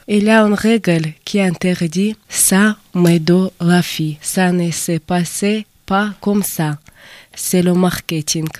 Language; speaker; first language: French; non-native, learner; Russian